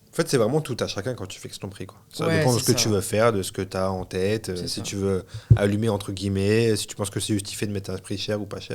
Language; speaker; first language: French; native; French